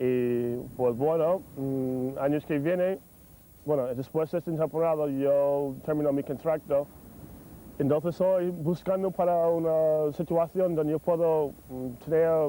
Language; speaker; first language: Spanish; non-native, fluent; English